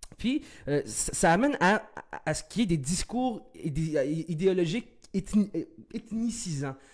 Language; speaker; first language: French; early bilingual, other home language; Arabic